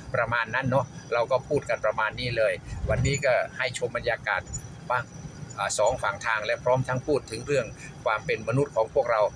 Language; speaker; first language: Thai; non-native, local second language; Khmer